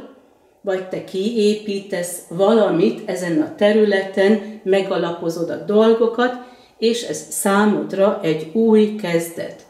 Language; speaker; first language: Hungarian; native; Hungarian